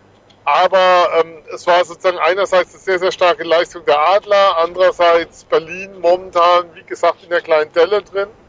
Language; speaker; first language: German; native; German